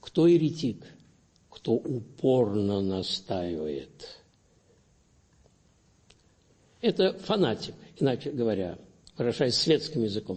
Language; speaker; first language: Russian; native; Russian